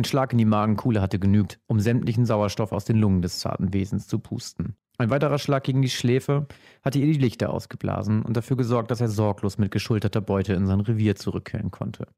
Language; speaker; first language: German; native; German